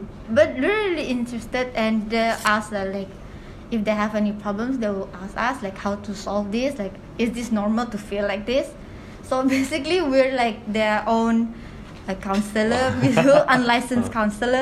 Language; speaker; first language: English; non-native, local second language; Malay